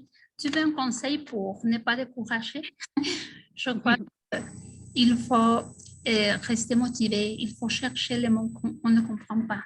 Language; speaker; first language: French; non-native, fluent; Spanish